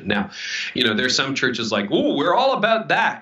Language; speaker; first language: English; native; English